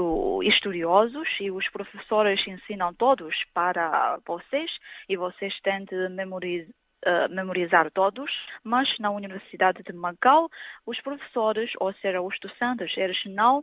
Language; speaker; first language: Portuguese; non-native, fluent; Chinese